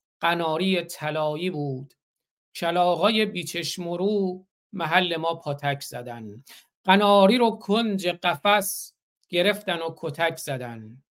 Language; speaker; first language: Persian; native; Persian